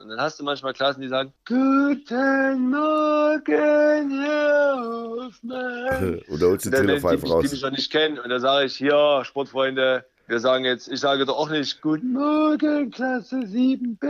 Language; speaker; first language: German; native; German